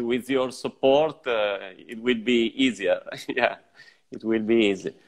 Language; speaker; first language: English; non-native, fluent; Italian